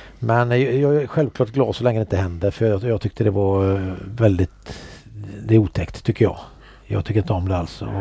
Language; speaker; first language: Swedish; native; Swedish